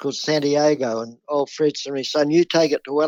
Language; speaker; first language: English; native; English